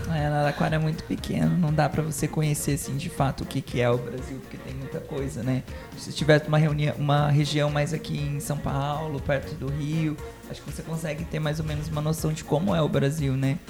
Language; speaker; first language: Portuguese; native; Portuguese